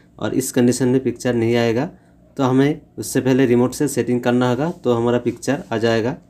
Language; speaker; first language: Hindi; native; Hindi